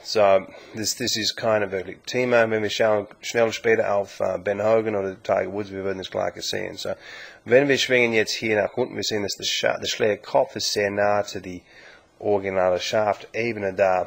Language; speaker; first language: German; non-native, learner; English